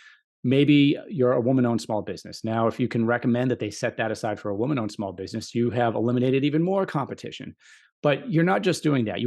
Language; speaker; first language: English; native; English